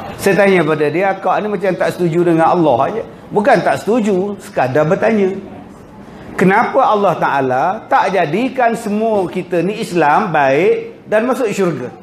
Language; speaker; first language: Malay; native; Malay